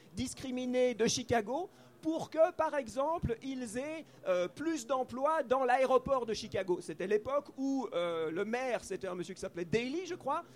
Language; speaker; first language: French; native; French